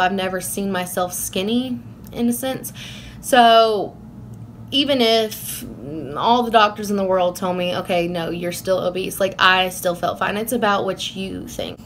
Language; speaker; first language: English; native; English